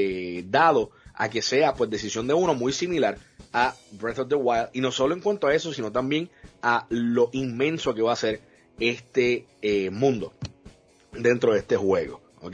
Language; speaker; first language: Spanish; native; Spanish